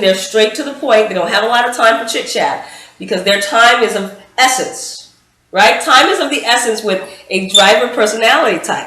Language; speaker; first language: English; native; English